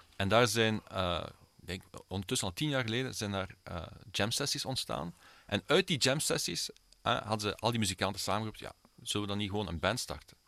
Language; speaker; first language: Dutch; early bilingual, other home language; Swedish